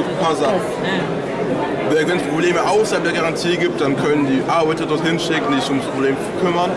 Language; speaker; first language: German; native; German